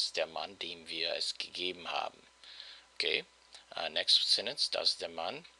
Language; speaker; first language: German; non-native, fluent; English